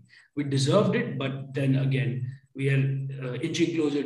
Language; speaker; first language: English; non-native, local second language; Hindi